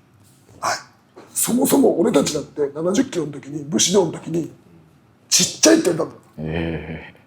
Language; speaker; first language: Japanese; native; Japanese